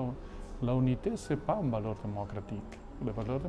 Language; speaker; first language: French; non-native, fluent; Catalan